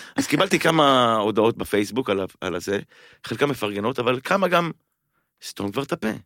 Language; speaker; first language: Hebrew; native; Hebrew